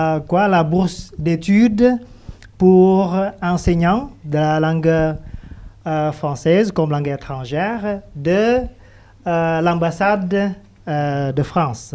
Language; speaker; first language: French; non-native, fluent; Indonesian